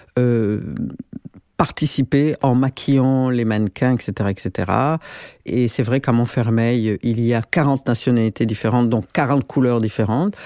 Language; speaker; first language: French; non-native, local second language; Rundi